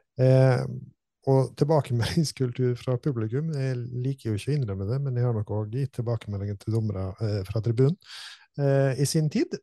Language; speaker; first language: Norwegian; native; Norwegian